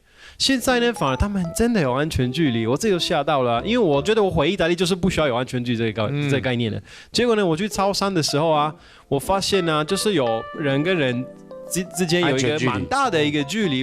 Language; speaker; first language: Chinese; non-native, fluent; Italian